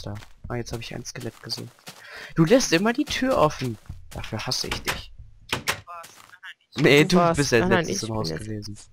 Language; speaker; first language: German; native; German